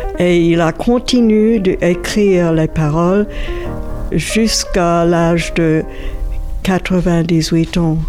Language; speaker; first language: French; non-native, fluent; English